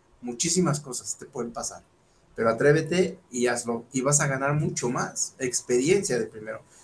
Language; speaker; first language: Spanish; native; Spanish